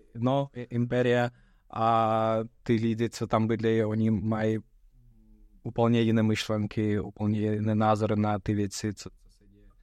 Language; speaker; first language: Czech; non-native, fluent; Russian